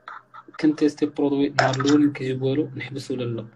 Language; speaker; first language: Arabic; native; Arabic